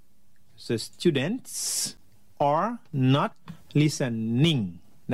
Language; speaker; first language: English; non-native, fluent; French